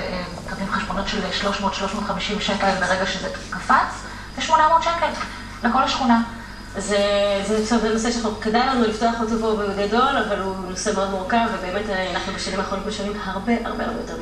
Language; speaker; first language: Hebrew; native; Hebrew